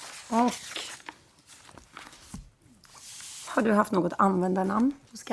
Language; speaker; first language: Swedish; native; Swedish